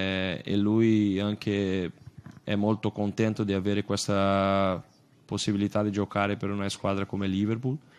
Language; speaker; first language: Italian; non-native, fluent; Portuguese